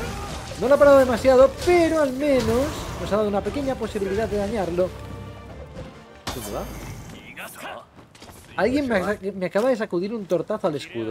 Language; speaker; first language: Spanish; native; Spanish